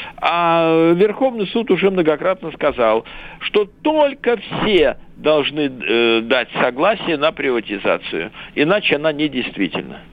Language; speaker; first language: Russian; native; Russian